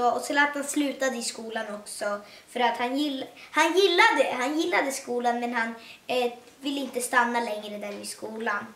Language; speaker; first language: Swedish; early bilingual, other home language; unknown